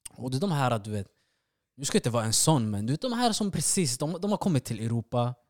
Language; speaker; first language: Swedish; early bilingual, other home language; Somali